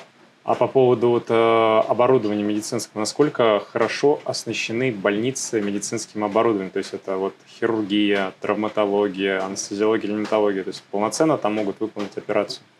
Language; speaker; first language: Russian; native; Russian